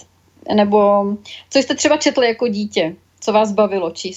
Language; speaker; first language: Czech; native; Czech